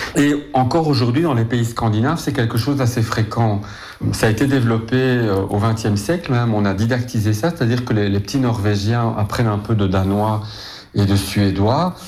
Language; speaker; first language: French; native; French